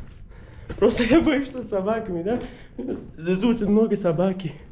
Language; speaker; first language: Russian; non-native, learner; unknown